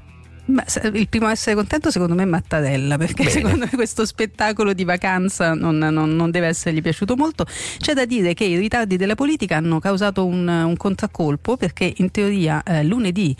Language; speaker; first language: Italian; native; Italian